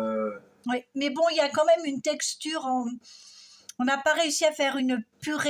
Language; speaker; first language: French; native; French